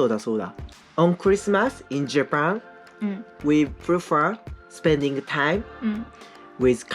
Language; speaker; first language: English; non-native, learner; Japanese